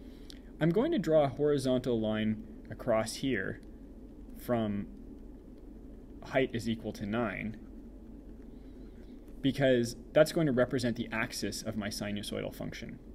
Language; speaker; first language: English; native; English